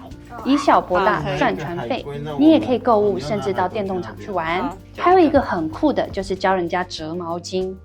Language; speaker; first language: Chinese; native; Chinese